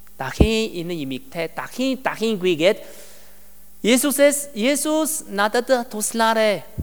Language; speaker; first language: Mongolian; non-native, learner; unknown